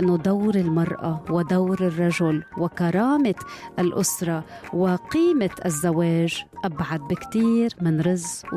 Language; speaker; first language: Arabic; native; Arabic